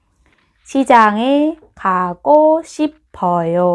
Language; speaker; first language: Korean; non-native, fluent; Lao